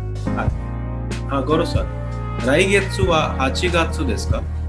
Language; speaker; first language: Japanese; non-native, learner; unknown